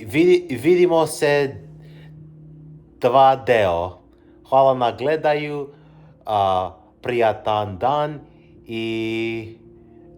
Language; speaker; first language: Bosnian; early bilingual, heritage; Bosnian